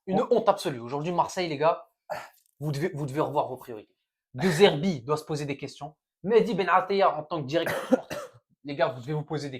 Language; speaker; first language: French; native; French